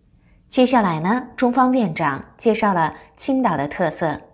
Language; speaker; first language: Chinese; non-native, fluent; Korean